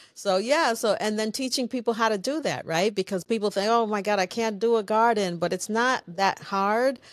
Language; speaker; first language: English; native; English